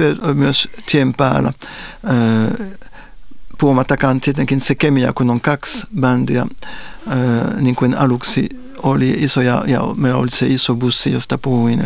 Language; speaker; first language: Finnish; non-native, fluent; French